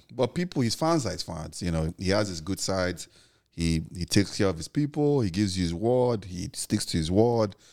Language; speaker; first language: English; non-native, local second language; Igbo